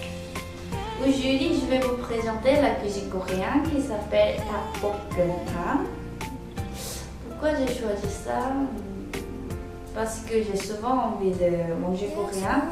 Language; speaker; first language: French; non-native, learner; Korean